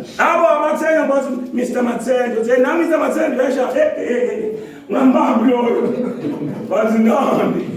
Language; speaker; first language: Zulu; non-native, local second language; Swati